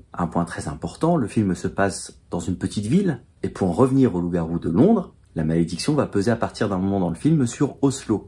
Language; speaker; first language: French; native; French